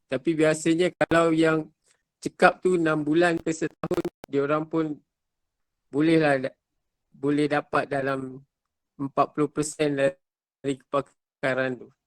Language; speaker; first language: Malay; native; Malay